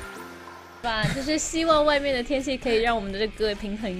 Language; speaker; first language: Chinese; native; Chinese